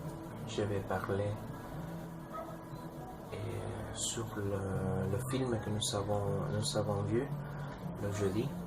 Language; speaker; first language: French; non-native, learner; Spanish